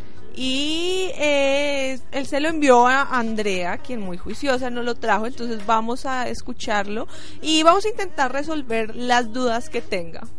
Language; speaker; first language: Spanish; native; Spanish